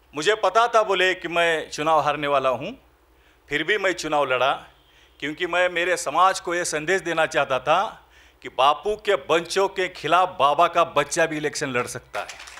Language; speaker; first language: Hindi; non-native, local second language; Marathi